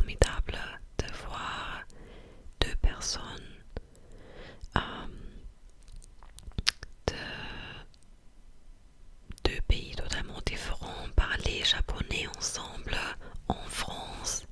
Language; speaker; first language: French; non-native, fluent; German